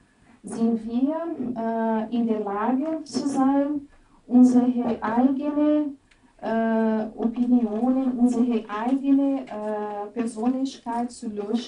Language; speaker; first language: German; non-native, fluent; Portuguese